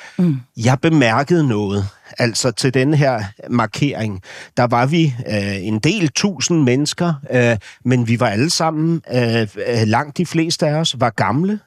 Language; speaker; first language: Danish; native; Danish